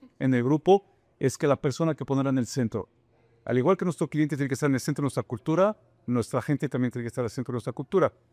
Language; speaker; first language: Spanish; non-native, fluent; French